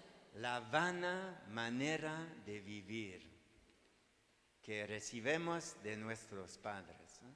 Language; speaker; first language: Spanish; non-native, learner; French